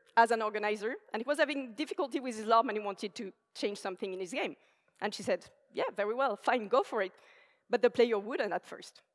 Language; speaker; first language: English; non-native, fluent; French